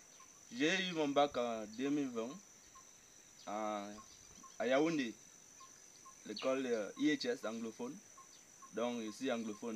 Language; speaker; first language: French; non-native, local second language; English